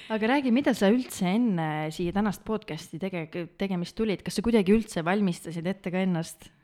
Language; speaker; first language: Estonian; native; Estonian